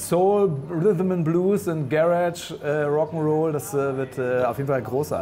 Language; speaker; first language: German; native; German